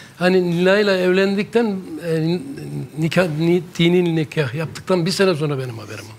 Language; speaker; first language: Turkish; native; Turkish